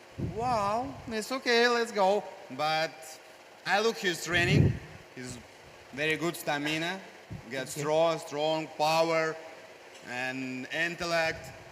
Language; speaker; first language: English; non-native, learner; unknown